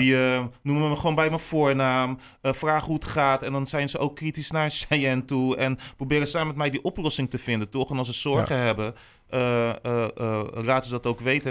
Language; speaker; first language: Dutch; native; Dutch